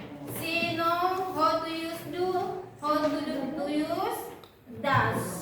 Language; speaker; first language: English; non-native, learner; Indonesian